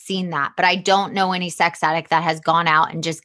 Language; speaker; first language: English; native; English